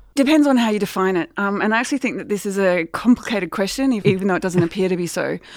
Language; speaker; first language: English; native; English